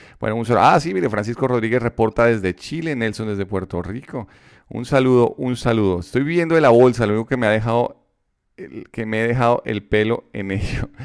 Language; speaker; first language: Spanish; native; Spanish